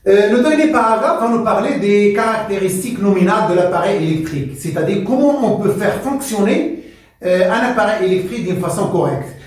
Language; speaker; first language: French; non-native, local second language; Arabic